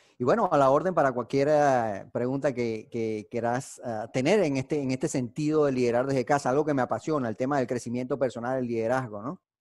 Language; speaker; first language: Spanish; native; Spanish